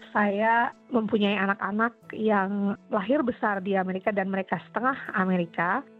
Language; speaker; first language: Indonesian; native; Indonesian